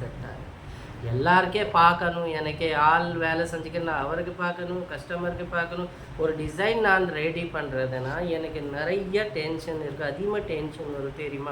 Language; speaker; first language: Tamil; non-native, local second language; Urdu